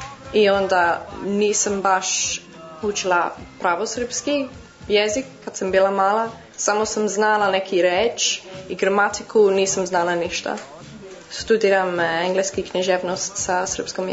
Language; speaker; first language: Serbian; early bilingual, heritage; English